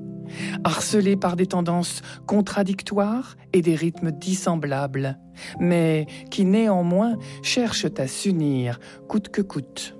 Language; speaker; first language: French; native; French